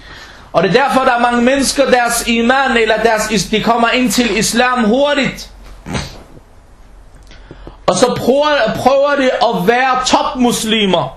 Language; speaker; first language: Danish; early bilingual, other home language; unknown